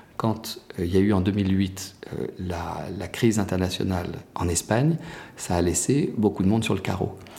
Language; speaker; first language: French; native; French